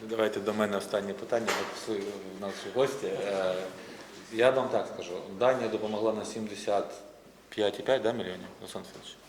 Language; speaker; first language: Ukrainian; native; Ukrainian